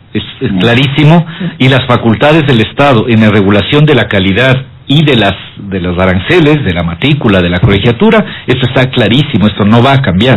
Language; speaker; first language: Spanish; native; Spanish